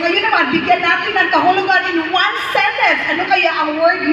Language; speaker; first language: Filipino; native; Filipino